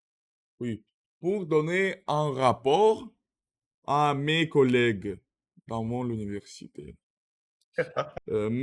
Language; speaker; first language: French; non-native, learner; Russian